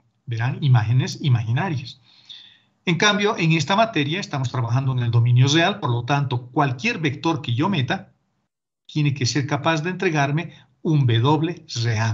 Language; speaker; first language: Spanish; native; Spanish